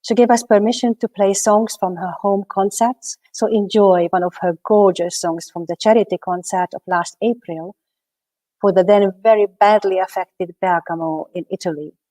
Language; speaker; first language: English; non-native, fluent; Hungarian